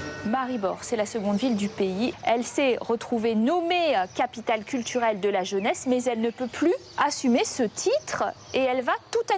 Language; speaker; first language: French; native; French